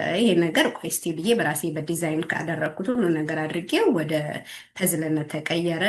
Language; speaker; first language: Amharic; native; Amharic